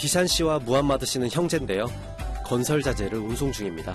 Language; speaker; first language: Korean; native; Korean